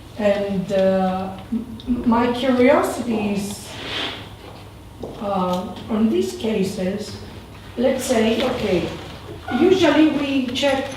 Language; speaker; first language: English; non-native, fluent; Greek